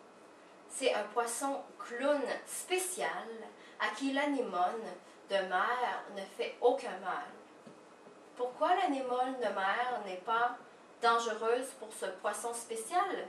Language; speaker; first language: French; native; French